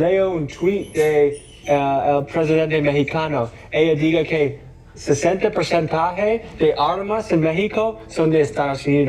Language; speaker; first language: Spanish; non-native, learner; English